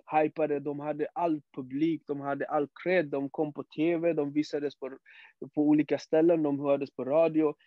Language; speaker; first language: Swedish; early bilingual, other home language; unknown